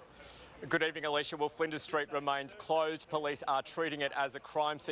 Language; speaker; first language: English; native; English